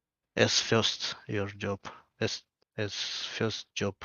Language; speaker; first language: English; non-native, learner; Russian